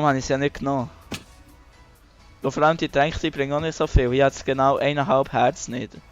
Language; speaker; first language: German; native; German